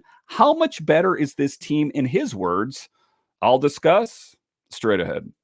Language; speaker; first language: English; native; English